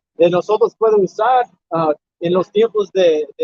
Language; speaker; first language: Spanish; non-native, learner; English